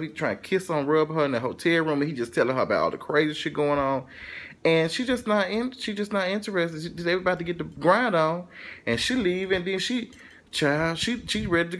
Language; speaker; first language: English; native; English